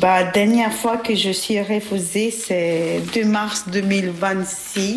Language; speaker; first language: French; non-native, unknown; Albanian